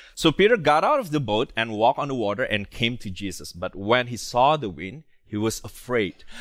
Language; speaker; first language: English; non-native, fluent; Indonesian